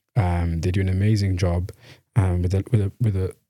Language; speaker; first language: English; native; English